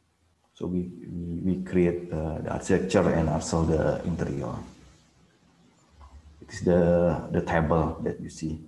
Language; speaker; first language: English; non-native, fluent; Indonesian